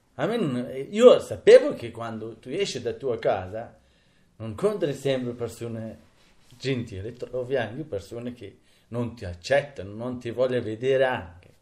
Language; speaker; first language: Italian; non-native, learner; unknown